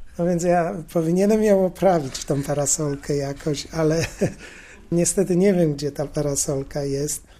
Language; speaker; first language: Polish; native; Polish